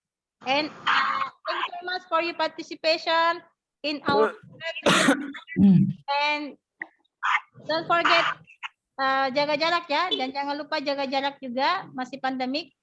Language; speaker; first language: English; non-native, learner; Indonesian